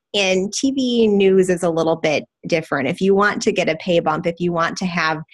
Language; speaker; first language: English; native; English